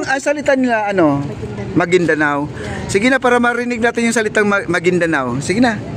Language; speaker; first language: Filipino; native; Filipino